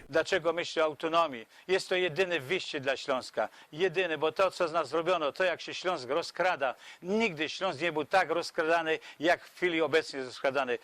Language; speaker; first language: Polish; native; Polish